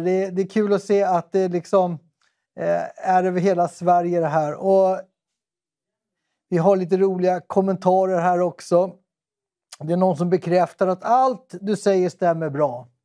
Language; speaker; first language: Swedish; native; Swedish